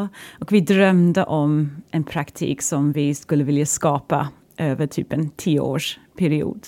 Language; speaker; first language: Swedish; non-native, fluent; English